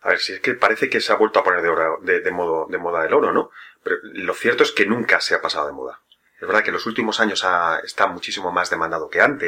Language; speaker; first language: Spanish; native; Spanish